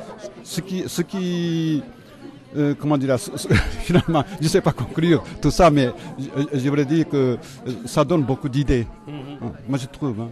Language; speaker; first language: French; non-native, fluent; Japanese